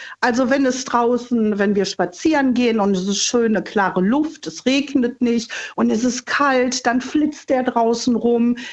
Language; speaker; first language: German; native; German